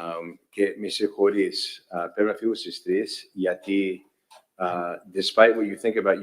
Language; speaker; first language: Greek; early bilingual, heritage; English